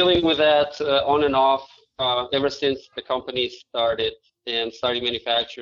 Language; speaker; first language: English; non-native, fluent; Albanian